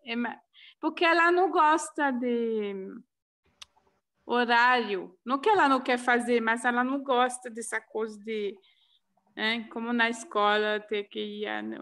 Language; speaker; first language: Portuguese; non-native, fluent; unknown